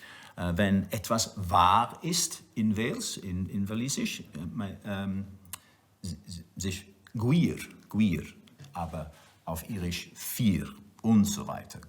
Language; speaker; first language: German; non-native, learner; Welsh